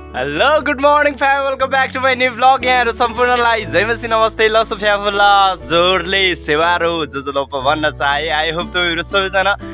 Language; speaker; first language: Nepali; non-native, local second language; Eastern Tamang